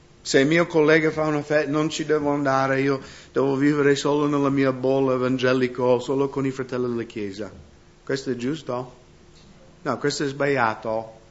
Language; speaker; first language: Italian; non-native, fluent; English